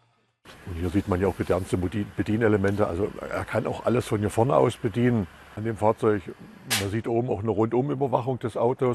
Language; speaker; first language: German; native; German